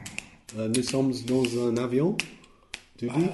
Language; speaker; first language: French; non-native, learner; English